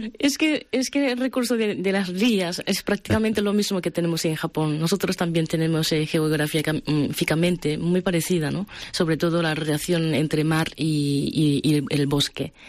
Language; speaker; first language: Spanish; non-native, fluent; Japanese